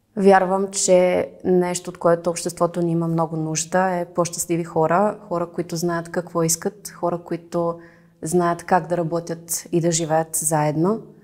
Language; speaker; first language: Bulgarian; early bilingual, heritage; Bulgarian